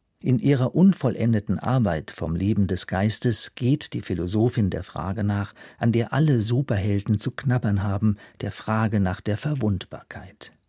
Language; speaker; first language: German; native; German